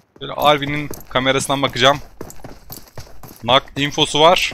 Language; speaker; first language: Turkish; native; Turkish